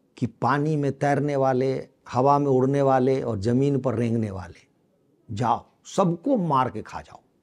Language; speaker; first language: Hindi; native; Hindi